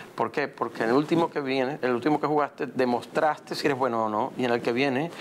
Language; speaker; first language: Spanish; native; Spanish